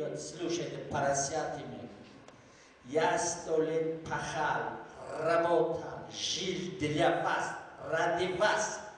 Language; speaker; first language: Russian; non-native, local second language; Tajik